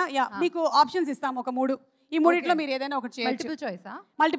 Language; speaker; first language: Telugu; native; Telugu